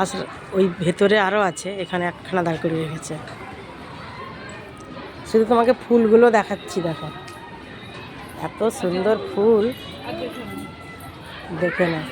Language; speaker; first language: Bangla; native; Bangla